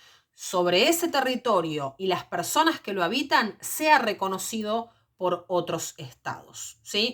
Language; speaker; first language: Spanish; native; Spanish